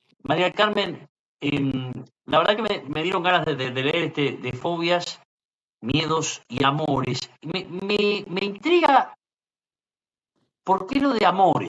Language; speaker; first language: Spanish; native; Spanish